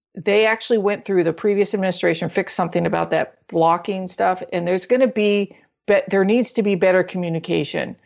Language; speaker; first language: English; native; English